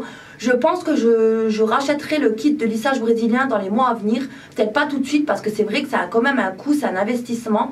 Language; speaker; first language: French; native; French